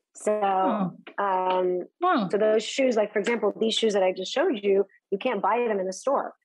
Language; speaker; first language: English; native; English